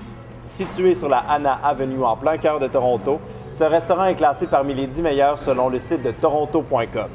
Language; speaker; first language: French; native; French